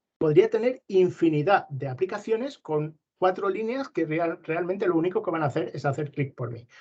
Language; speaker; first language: Spanish; native; Spanish